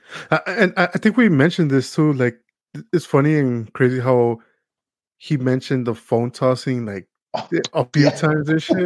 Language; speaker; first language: English; early bilingual, other home language; Spanish